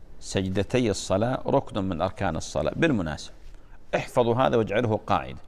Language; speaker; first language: Arabic; native; Arabic